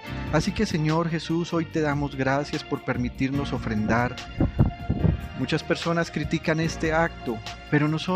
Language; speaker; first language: Spanish; native; Spanish